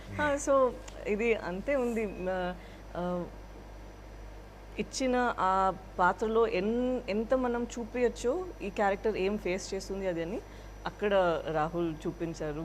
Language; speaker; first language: Telugu; non-native, fluent; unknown